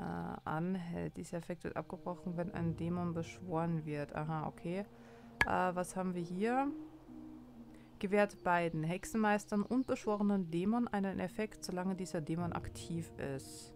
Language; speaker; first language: German; native; German